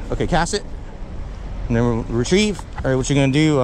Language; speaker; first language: English; native; English